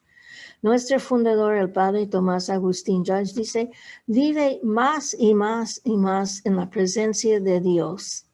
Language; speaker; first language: Spanish; non-native, fluent; English